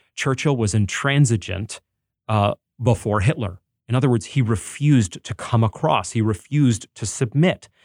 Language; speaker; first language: English; native; English